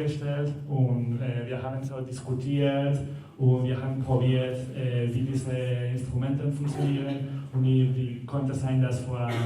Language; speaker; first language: German; non-native, learner; Spanish